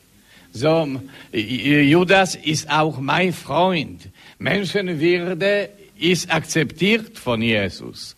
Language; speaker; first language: German; non-native, learner; Polish